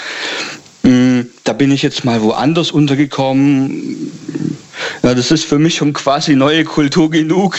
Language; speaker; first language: German; native; German